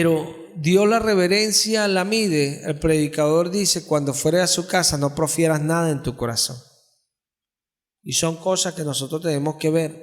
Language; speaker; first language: Spanish; native; Spanish